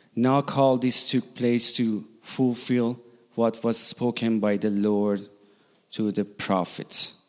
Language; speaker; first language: English; non-native, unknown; Persian